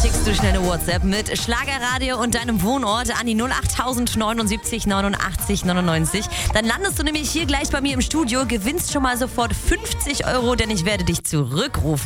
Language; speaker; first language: German; native; German